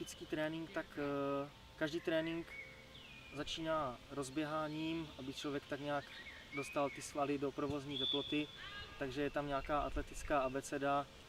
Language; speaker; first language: Czech; native; Czech